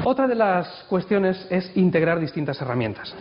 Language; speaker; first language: Spanish; non-native, local second language; Catalan